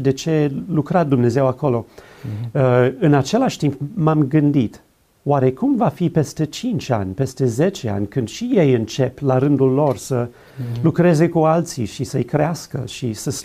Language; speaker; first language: Romanian; non-native, fluent; English